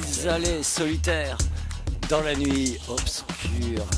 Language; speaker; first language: French; native; French